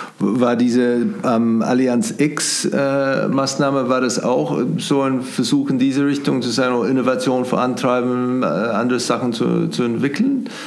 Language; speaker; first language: German; non-native, fluent; English